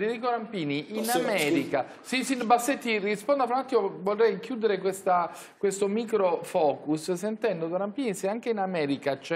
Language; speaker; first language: Italian; native; Italian